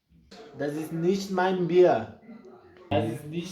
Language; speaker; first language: German; non-native, learner; Portuguese